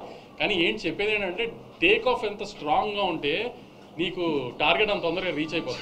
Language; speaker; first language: Telugu; native; Telugu